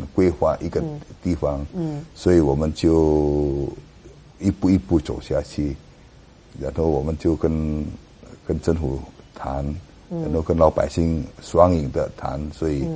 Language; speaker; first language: Chinese; non-native, learner; Indonesian